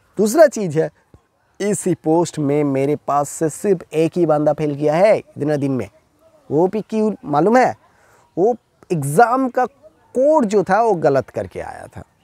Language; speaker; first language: Hindi; non-native, local second language; Bangla